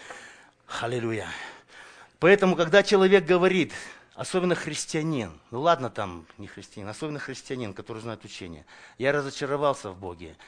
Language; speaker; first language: Russian; native; Russian